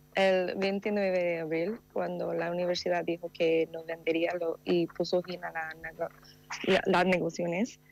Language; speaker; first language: Spanish; non-native, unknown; English